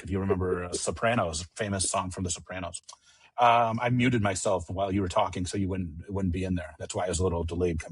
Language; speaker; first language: English; native; English